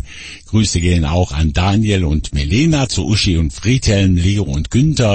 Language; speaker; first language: German; native; German